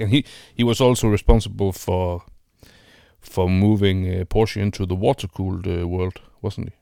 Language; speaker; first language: English; non-native, fluent; Danish